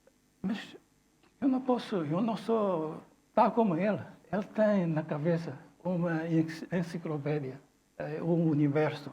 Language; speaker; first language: Portuguese; non-native, fluent; Chinese